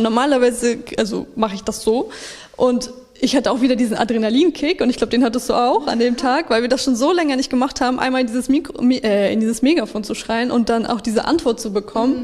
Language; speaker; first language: German; early bilingual, other home language; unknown